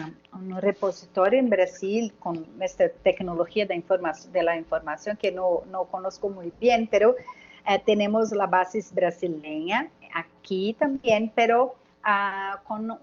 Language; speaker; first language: Spanish; non-native, learner; Portuguese